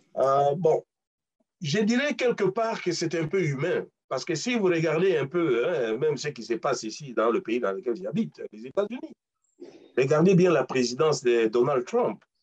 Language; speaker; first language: French; non-native, local second language; Luba-Lulua